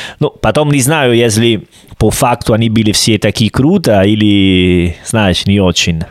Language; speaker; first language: Russian; non-native, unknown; Italian